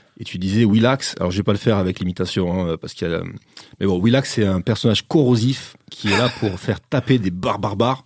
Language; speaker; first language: French; native; French